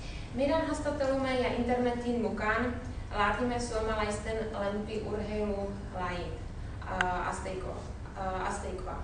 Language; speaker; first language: Finnish; non-native, learner; Czech